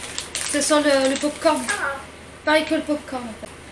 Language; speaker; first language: French; native; French